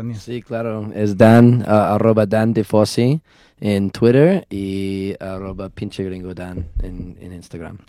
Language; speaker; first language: Spanish; non-native, learner; English